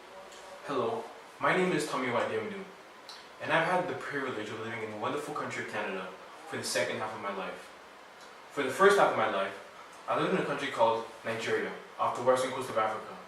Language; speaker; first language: English; early bilingual, other home language; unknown